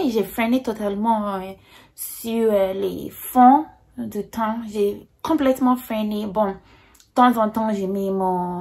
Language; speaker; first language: French; non-native, fluent; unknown